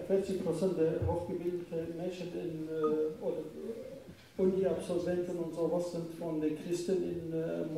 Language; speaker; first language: German; non-native, fluent; Arabic